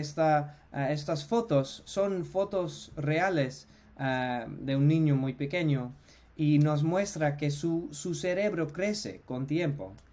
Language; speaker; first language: Spanish; non-native, fluent; English